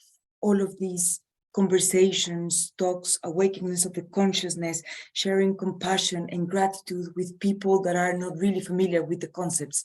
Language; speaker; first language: English; non-native, fluent; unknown